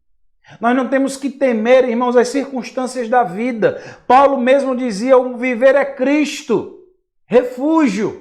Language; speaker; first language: Portuguese; native; Portuguese